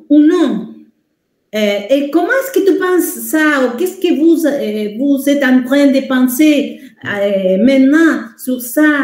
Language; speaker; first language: French; non-native, fluent; Spanish